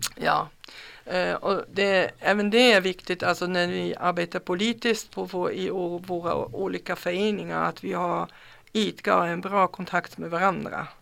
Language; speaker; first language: Swedish; non-native, fluent; German